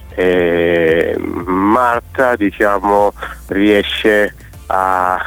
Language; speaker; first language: Italian; native; Italian